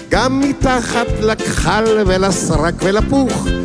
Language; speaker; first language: Hebrew; native; Hebrew